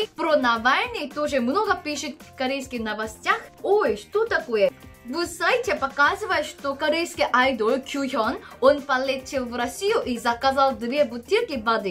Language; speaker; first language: Russian; non-native, learner; Korean